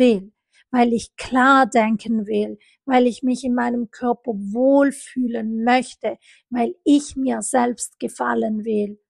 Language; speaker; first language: German; non-native, fluent; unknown